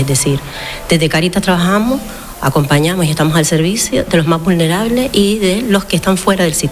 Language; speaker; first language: Spanish; native; Spanish